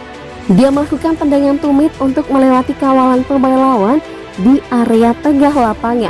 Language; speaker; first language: Indonesian; native; Indonesian